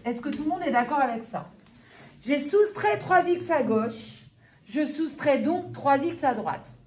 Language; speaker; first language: French; native; French